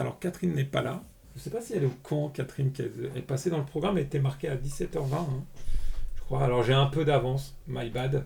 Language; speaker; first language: French; native; French